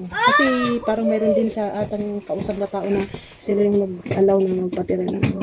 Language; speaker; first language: Filipino; native; Filipino